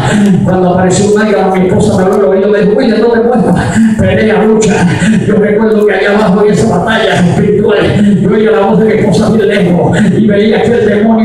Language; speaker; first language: Spanish; native; Spanish